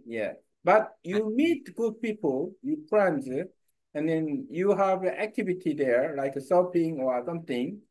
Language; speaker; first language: English; non-native, learner; Korean